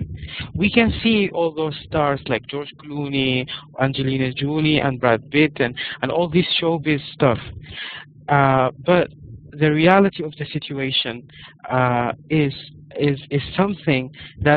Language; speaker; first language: English; non-native, fluent; Arabic